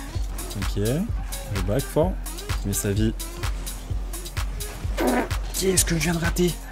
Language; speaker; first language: French; native; French